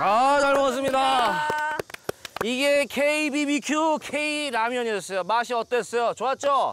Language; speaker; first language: Korean; native; Korean